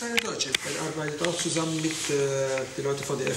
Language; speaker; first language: German; non-native, learner; Dutch